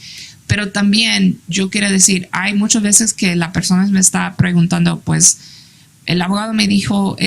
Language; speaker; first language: Spanish; early bilingual, heritage; English